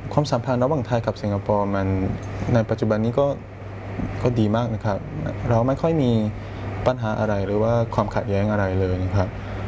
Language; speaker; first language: Thai; non-native, fluent; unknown